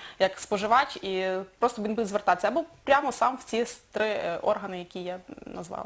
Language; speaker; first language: Ukrainian; native; Ukrainian